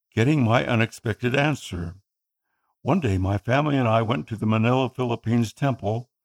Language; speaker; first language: English; non-native, local second language; Filipino